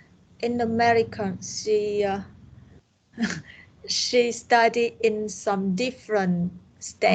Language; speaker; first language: English; non-native, learner; Vietnamese